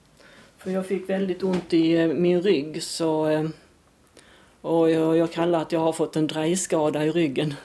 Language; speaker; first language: Swedish; non-native, fluent; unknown